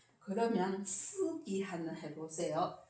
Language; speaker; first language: Korean; non-native, learner; Chinese